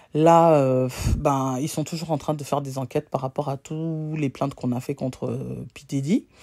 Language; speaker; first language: French; native; French